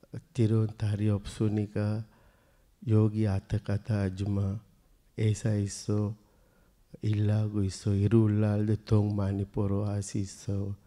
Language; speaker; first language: Korean; non-native, learner; Sinhala